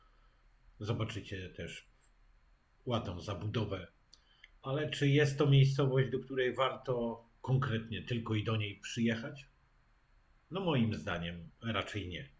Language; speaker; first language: Polish; native; Polish